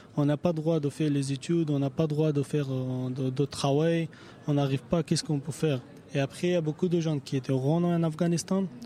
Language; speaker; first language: French; non-native, learner; Persian